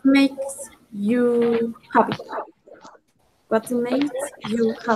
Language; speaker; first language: English; non-native, learner; Spanish